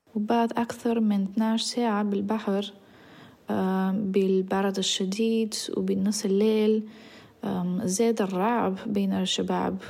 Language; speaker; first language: Arabic; non-native, fluent; Bulgarian